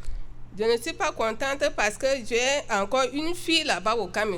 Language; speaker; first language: French; non-native, local second language; Sango